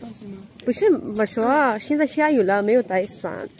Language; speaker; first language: Chinese; non-native, learner; Urdu